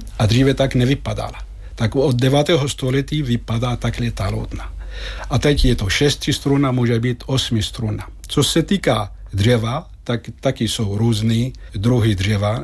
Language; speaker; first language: Czech; non-native, fluent; Arabic